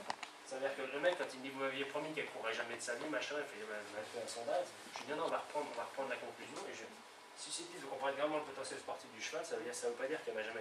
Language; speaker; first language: French; native; French